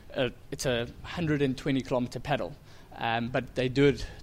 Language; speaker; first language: English; native; English